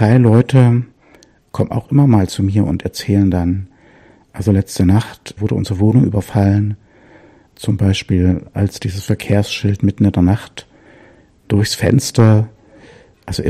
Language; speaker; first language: German; native; German